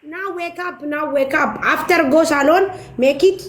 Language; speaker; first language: English; non-native, learner; Amharic